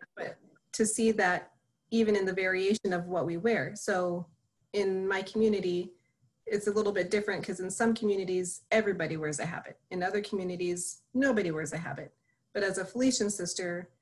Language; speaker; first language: English; native; English